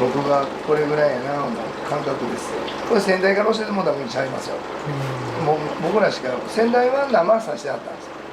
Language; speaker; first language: Japanese; native; Japanese